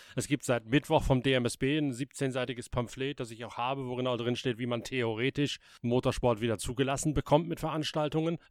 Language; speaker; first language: German; native; German